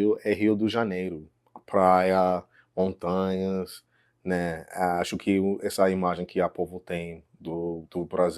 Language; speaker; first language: Portuguese; non-native, fluent; English